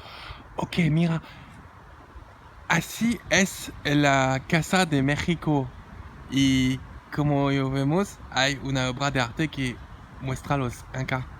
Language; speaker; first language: Spanish; non-native, learner; French